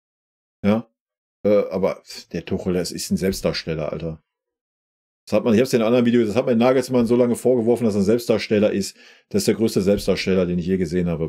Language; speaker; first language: German; native; German